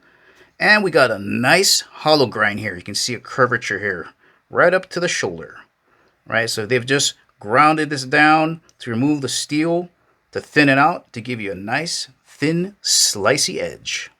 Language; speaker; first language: English; native; English